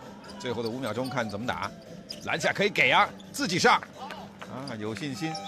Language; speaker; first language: Chinese; native; Chinese